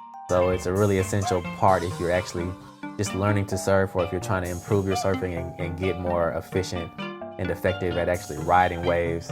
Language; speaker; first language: English; native; English